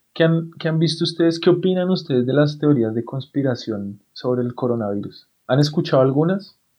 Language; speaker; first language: Spanish; native; Spanish